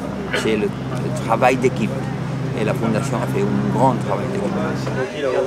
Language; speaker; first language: French; non-native, fluent; Spanish